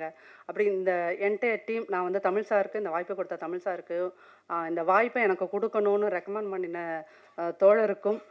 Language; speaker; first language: Tamil; native; Tamil